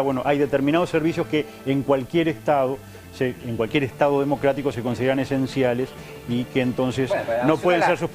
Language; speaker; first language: Spanish; native; Spanish